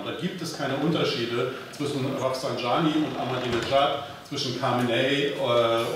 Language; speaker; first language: German; native; German